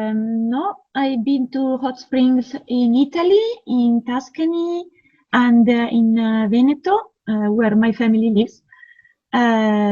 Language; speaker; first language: English; non-native, fluent; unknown